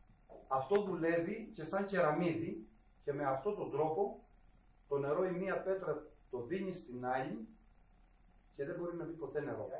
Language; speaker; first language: Greek; native; Greek